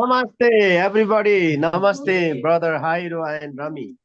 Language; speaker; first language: English; non-native, learner; Nepali